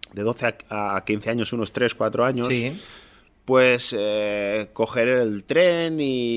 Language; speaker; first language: Spanish; non-native, local second language; Catalan